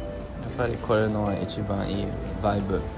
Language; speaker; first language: Japanese; non-native, learner; English